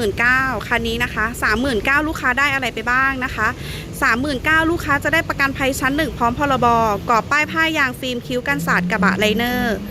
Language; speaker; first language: Thai; native; Thai